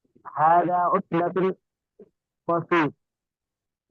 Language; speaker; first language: Arabic; non-native, learner; Urdu